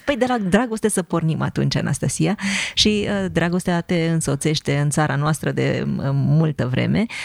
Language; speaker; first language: Romanian; native; Romanian